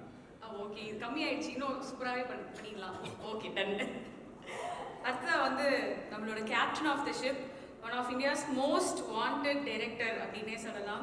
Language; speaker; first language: Tamil; native; Tamil